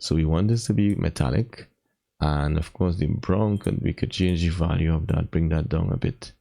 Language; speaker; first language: English; native; English